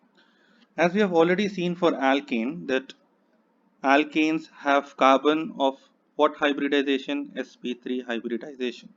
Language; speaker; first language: English; non-native, local second language; Hindi